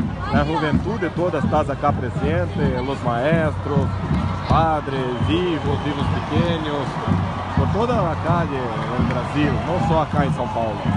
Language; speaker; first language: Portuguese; non-native, learner; Spanish